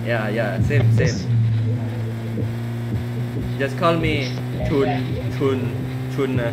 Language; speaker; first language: English; non-native, learner; Indonesian